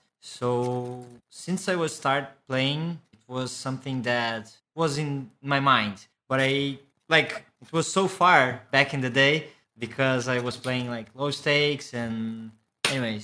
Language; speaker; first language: English; non-native, fluent; Portuguese